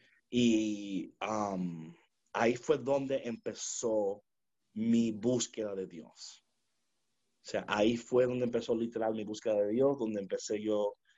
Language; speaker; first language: Spanish; early bilingual, heritage; Spanish